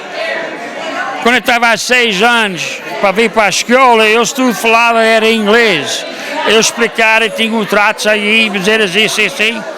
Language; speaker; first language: Portuguese; early bilingual, heritage; Portuguese